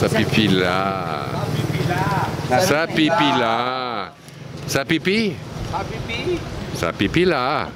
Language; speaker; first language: French; native; French